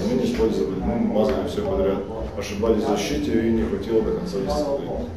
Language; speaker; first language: Russian; native; Russian